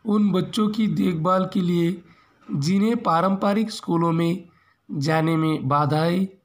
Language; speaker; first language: Hindi; non-native, local second language; Marathi